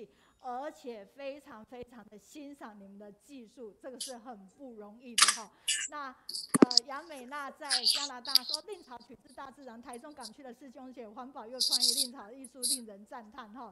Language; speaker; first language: Chinese; native; Chinese